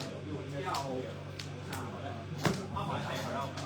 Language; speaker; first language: Cantonese; native; Cantonese